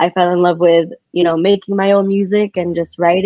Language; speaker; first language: English; native; English